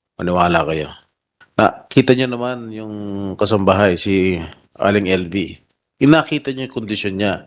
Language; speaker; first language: Filipino; native; Filipino